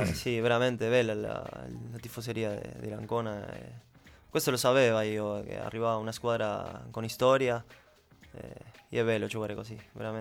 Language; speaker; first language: Italian; non-native, learner; Spanish